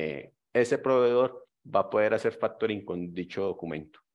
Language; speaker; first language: Spanish; native; Spanish